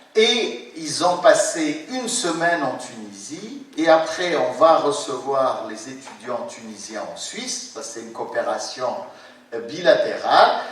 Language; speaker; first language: French; non-native, local second language; Arabic